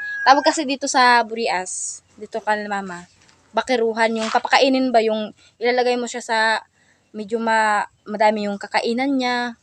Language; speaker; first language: Filipino; non-native, local second language; Cebuano